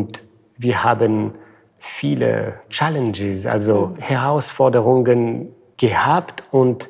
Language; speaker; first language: German; non-native, fluent; French